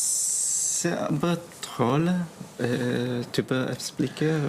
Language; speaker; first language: French; non-native, learner; Vietnamese